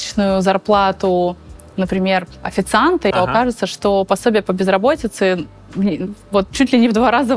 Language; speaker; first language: Russian; native; Russian